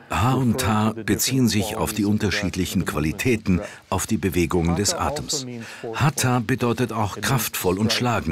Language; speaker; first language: German; native; German